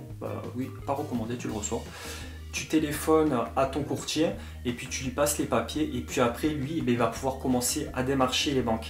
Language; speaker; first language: French; native; French